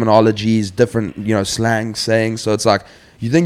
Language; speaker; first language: English; native; English